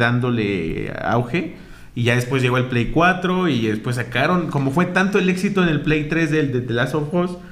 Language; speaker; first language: Spanish; native; Spanish